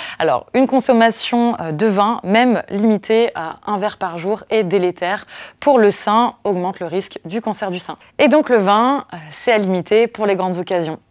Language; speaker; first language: French; native; French